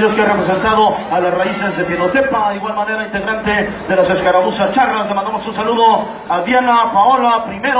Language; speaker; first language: Spanish; native; Spanish